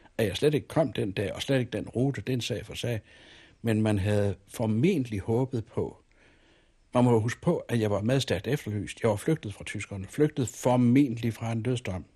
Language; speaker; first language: Danish; native; Danish